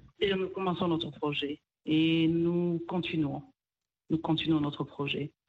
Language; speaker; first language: French; non-native, local second language; Kinyarwanda